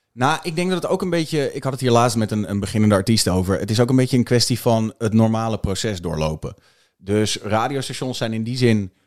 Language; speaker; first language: Dutch; native; Dutch